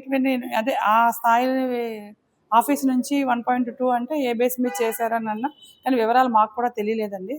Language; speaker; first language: Telugu; native; Telugu